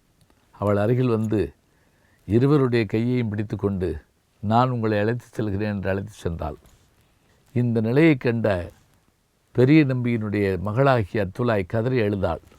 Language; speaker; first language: Tamil; native; Tamil